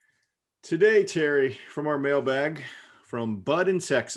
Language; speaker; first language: English; native; English